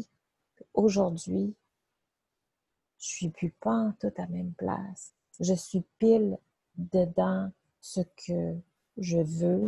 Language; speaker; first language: French; native; French